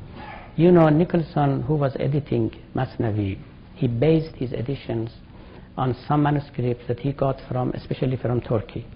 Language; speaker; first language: English; non-native, fluent; Persian